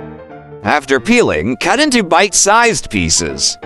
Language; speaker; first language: English; non-native, local second language; Filipino